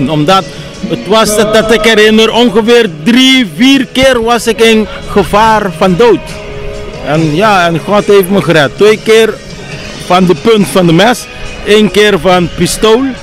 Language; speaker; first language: Dutch; non-native, local second language; Papiamento